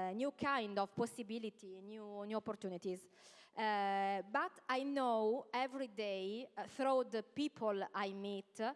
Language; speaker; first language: English; non-native, learner; Italian